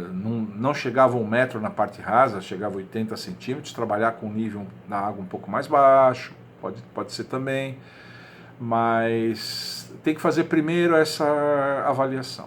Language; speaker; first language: Portuguese; native; Portuguese